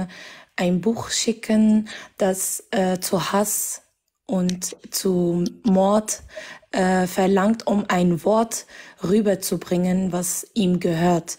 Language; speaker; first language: German; non-native, fluent; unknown